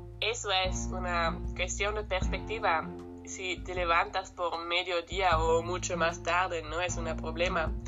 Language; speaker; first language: Spanish; non-native, learner; German